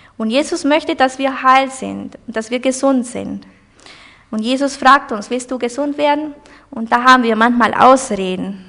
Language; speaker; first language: German; early bilingual, heritage; German